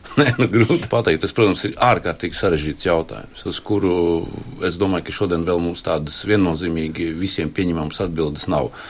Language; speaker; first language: Latvian; native; Latvian